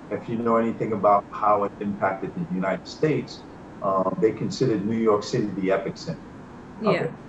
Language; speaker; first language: English; native; English